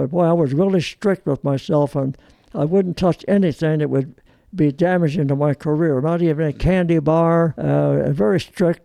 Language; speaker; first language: English; early bilingual, other home language; Italian